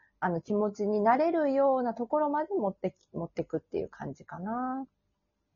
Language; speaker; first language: Japanese; native; Japanese